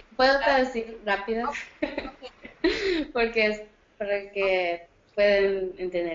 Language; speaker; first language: Spanish; early bilingual, heritage; Spanish